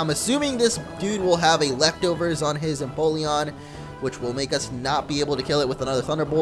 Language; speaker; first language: English; native; English